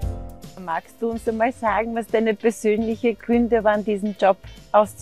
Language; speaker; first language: German; native; German